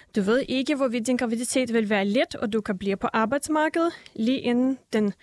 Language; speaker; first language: Danish; early bilingual, other home language; Russian